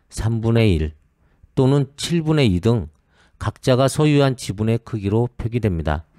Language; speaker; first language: Korean; native; Korean